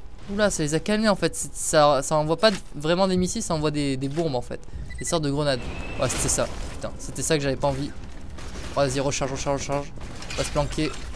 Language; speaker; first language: French; native; French